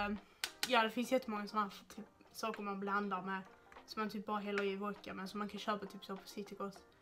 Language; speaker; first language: Swedish; native; Swedish